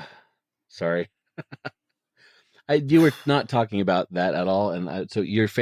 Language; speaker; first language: English; native; English